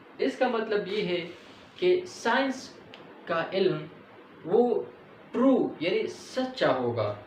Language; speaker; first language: Urdu; non-native, local second language; Pashto